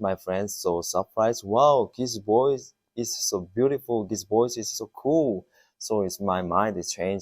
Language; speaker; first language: English; non-native, learner; Korean